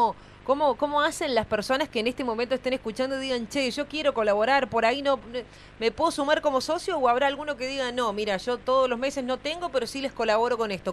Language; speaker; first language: Spanish; native; Spanish